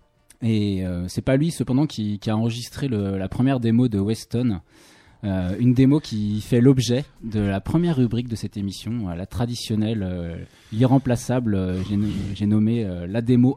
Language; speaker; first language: French; native; French